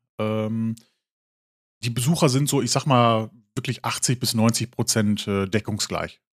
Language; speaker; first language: German; native; German